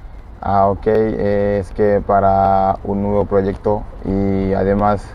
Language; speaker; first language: Spanish; non-native, fluent; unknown